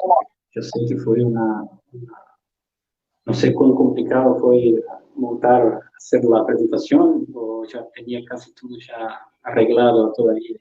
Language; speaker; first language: Spanish; non-native, learner; Portuguese